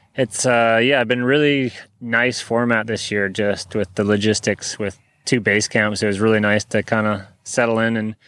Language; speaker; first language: English; native; English